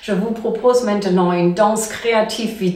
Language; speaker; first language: French; non-native, learner; German